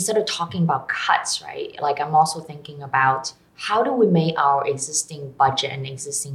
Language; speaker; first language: English; non-native, local second language; Cantonese